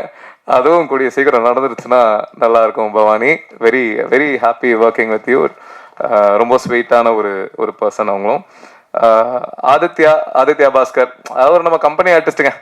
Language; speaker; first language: Tamil; native; Tamil